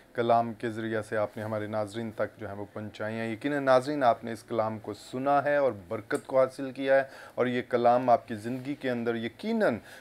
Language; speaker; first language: Urdu; non-native, local second language; Punjabi